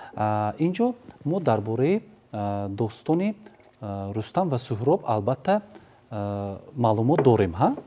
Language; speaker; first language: Tajik; native; Tajik